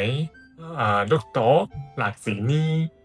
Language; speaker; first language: Vietnamese; non-native, fluent; Chinese